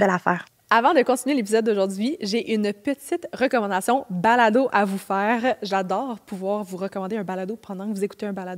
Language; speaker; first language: French; native; French